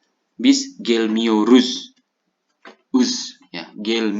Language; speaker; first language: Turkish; non-native, fluent; Indonesian